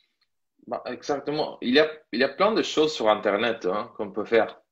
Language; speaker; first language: French; non-native, fluent; Italian